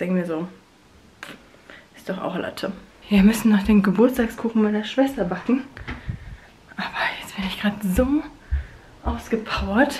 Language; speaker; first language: German; native; German